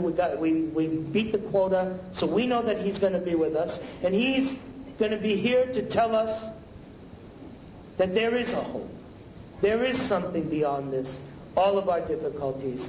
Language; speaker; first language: English; native; English